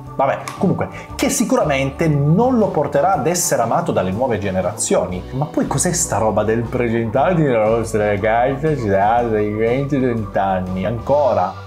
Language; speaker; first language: Italian; early bilingual, other home language; Macedonian